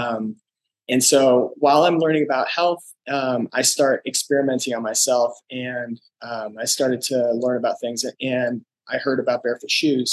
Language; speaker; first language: English; native; English